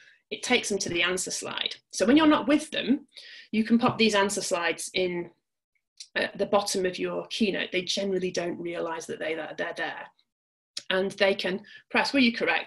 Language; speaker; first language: English; native; English